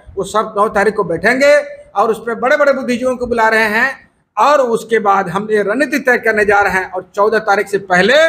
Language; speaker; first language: Hindi; native; Hindi